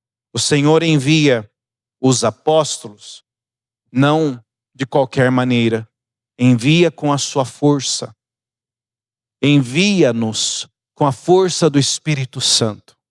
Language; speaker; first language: Portuguese; native; Portuguese